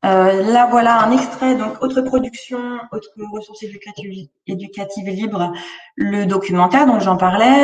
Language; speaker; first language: French; native; French